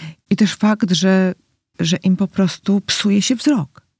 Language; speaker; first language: Polish; native; Polish